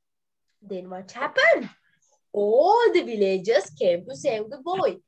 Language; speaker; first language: English; non-native, local second language; Sinhala